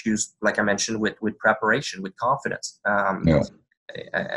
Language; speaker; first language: English; non-native, fluent; French